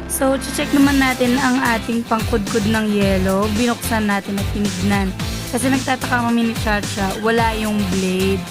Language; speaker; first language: Filipino; non-native, local second language; Pampanga